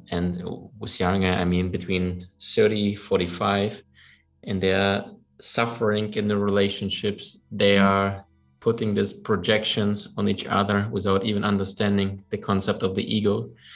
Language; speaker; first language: English; non-native, fluent; German